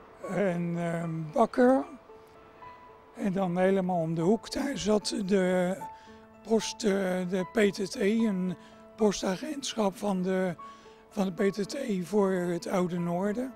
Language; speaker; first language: Dutch; native; Dutch